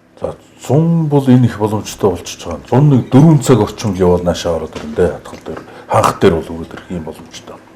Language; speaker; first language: Mongolian; native; Mongolian